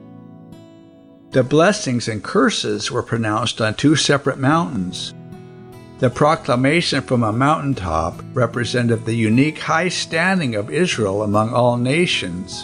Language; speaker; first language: English; non-native, local second language; Yoruba